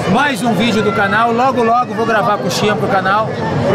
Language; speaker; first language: Portuguese; native; Portuguese